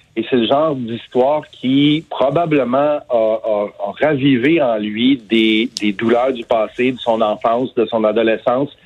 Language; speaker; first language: French; native; French